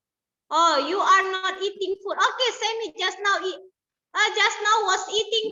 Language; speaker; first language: English; non-native, learner; Indonesian